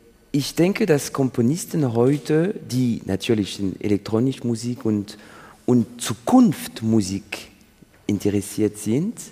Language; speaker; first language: German; non-native, learner; French